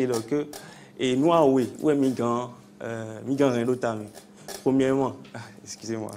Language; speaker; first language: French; non-native, local second language; Fon